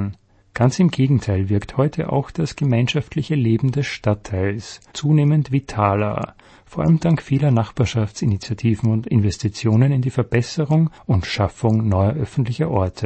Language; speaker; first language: German; native; German